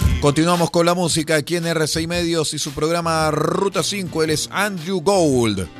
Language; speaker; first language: Spanish; native; Spanish